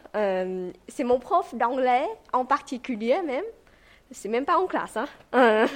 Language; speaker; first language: French; non-native, fluent; Vietnamese